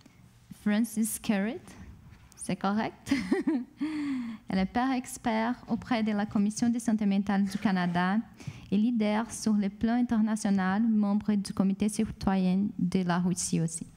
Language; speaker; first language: French; non-native, fluent; Portuguese